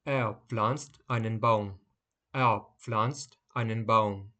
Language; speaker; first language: German; non-native, fluent; Ukrainian